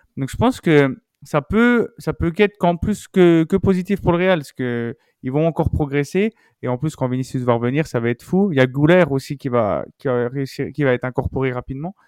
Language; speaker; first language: French; native; French